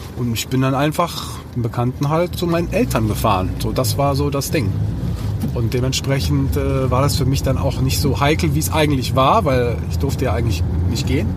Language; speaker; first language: German; early bilingual, other home language; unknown